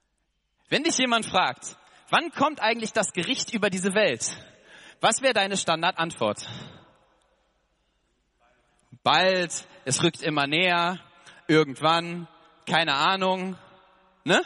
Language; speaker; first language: German; native; German